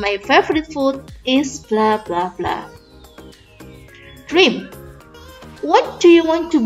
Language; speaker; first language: English; non-native, fluent; Indonesian